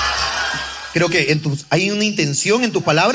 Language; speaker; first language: Spanish; native; Spanish